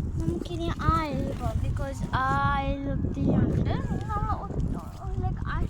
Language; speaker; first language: Malayalam; early bilingual, heritage; Malayalam